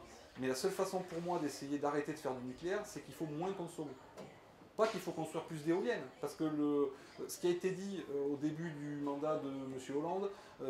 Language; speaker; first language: French; native; French